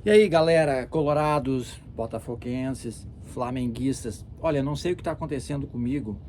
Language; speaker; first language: Portuguese; early bilingual, heritage; Portuguese